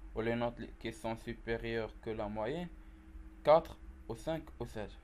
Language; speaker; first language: French; non-native, local second language; Arabic